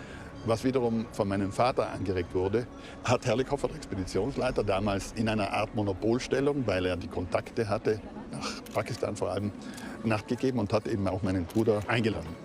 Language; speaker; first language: German; native; German